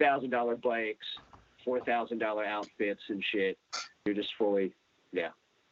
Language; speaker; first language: English; native; English